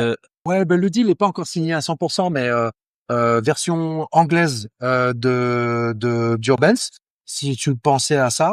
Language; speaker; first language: French; native; French